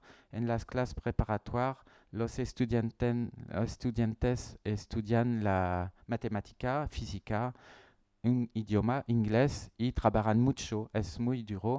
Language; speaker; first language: Spanish; non-native, learner; French